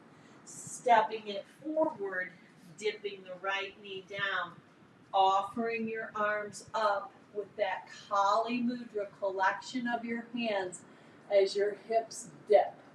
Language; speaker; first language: English; native; English